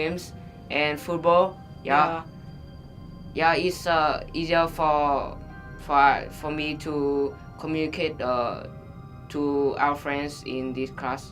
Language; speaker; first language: English; non-native, learner; Vietnamese